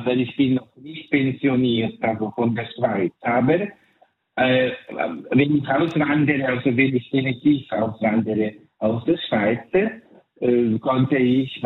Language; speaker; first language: German; early bilingual, heritage; Italian